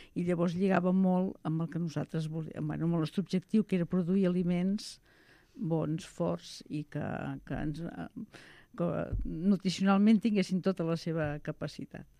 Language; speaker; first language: Catalan; native; Catalan